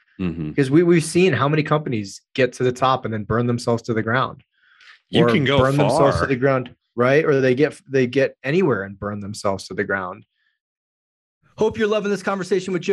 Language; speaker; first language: English; native; English